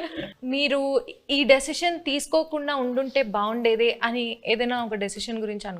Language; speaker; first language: Telugu; native; Telugu